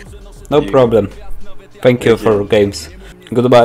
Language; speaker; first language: English; non-native, learner; Polish